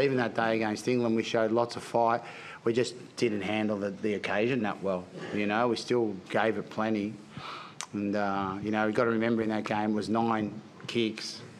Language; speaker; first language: English; native; English